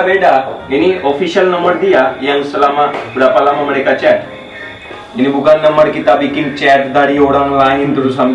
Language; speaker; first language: Indonesian; non-native, fluent; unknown